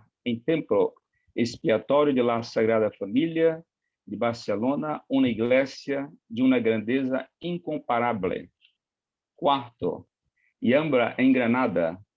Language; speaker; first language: Spanish; non-native, learner; Portuguese